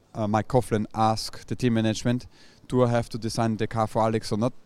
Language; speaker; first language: English; non-native, fluent; German